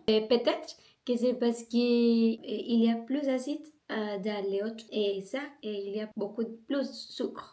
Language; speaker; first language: French; non-native, learner; Spanish